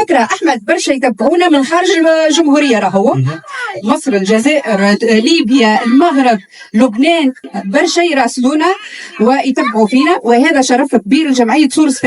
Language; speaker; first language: Arabic; native; Arabic